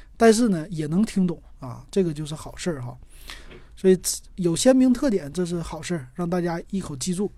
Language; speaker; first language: Chinese; native; Chinese